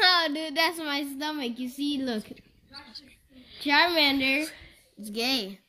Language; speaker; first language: English; native; English